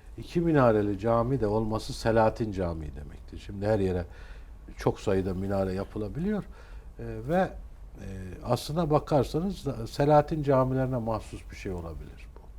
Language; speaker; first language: Turkish; native; Turkish